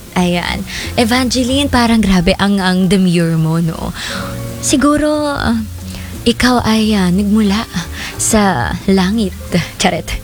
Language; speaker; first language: Filipino; native; Filipino